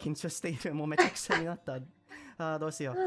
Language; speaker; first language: Japanese; non-native, learner; Swedish